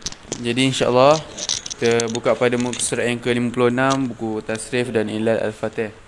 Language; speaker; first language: Malay; native; Malay